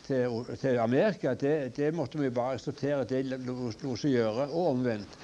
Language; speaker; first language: Norwegian; native; Norwegian